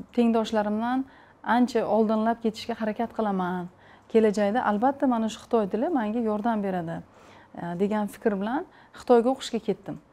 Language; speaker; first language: Uzbek; native; Uzbek